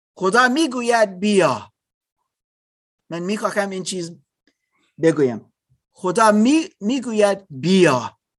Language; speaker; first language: Persian; non-native, learner; German